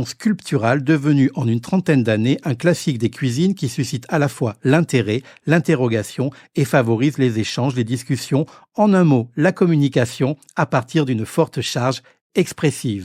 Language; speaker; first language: French; native; French